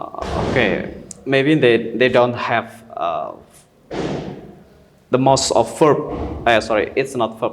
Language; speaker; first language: English; non-native, learner; Indonesian